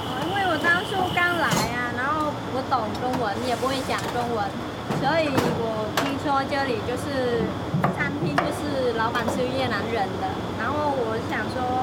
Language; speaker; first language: Chinese; non-native, learner; Vietnamese